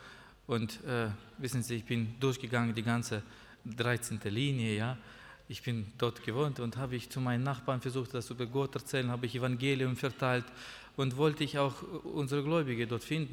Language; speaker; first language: German; non-native, learner; Russian